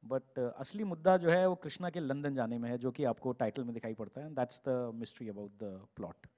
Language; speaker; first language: Hindi; native; Hindi